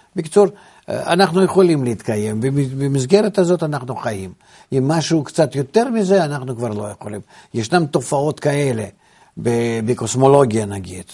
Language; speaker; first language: Hebrew; non-native, fluent; Russian